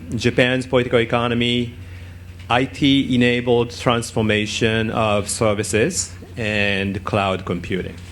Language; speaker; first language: English; non-native, fluent; Japanese